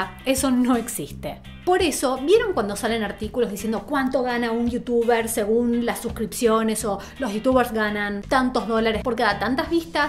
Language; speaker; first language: Spanish; native; Spanish